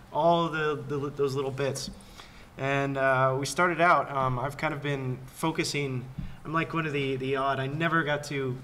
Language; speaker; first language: English; native; English